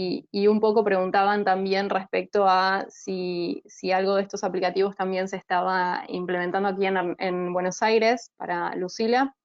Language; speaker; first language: Spanish; native; Spanish